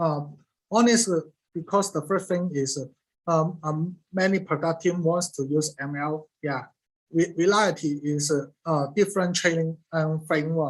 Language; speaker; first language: English; non-native, learner; Cantonese